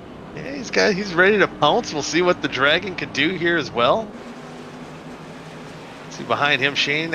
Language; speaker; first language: English; native; English